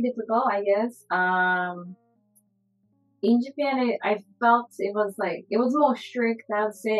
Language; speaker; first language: English; non-native, fluent; Japanese